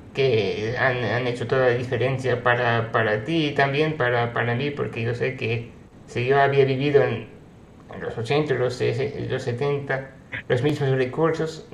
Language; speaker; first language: Spanish; non-native, fluent; English